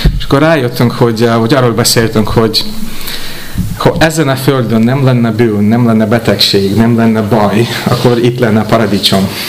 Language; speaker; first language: Hungarian; non-native, fluent; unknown